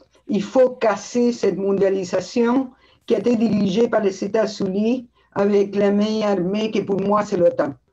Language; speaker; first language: French; non-native, fluent; Spanish